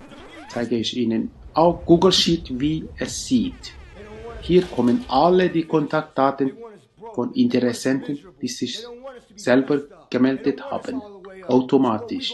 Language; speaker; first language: German; non-native, learner; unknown